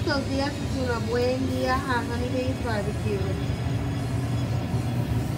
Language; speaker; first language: Spanish; non-native, learner; English